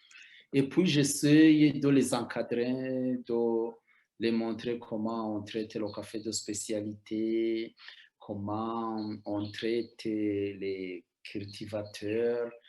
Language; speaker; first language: French; non-native, local second language; Rundi